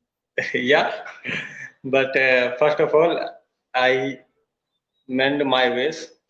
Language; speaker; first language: English; non-native, learner; Hindi